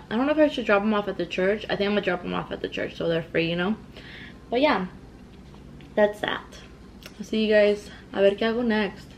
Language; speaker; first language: English; early bilingual, other home language; Spanish